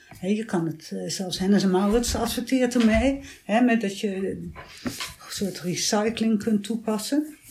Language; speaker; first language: Dutch; native; Dutch